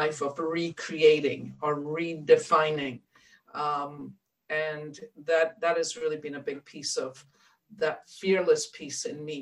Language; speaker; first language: English; native; English